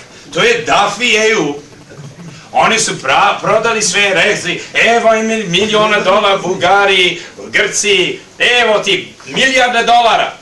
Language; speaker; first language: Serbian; early bilingual, heritage; Serbian